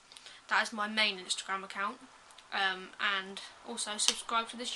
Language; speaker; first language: English; native; English